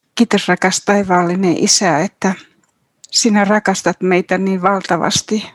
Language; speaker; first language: Finnish; native; Finnish